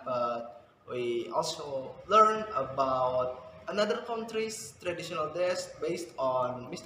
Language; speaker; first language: English; non-native, fluent; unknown